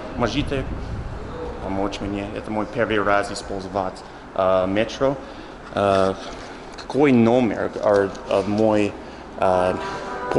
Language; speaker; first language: Russian; non-native, learner; English